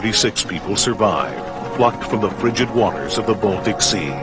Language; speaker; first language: English; native; English